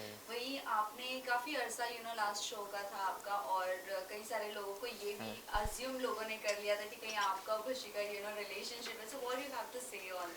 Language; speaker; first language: Hindi; native; Hindi